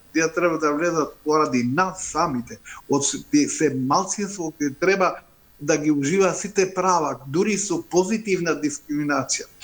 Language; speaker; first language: Macedonian; non-native, local second language; Albanian